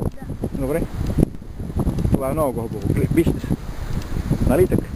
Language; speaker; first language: Bulgarian; non-native, learner; Finnish